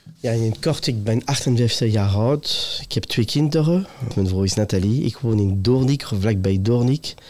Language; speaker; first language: Dutch; non-native, local second language; French